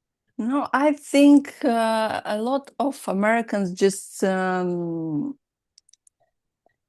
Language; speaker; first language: English; non-native, learner; Russian